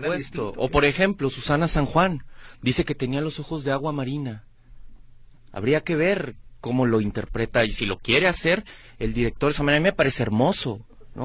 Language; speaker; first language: Spanish; native; Spanish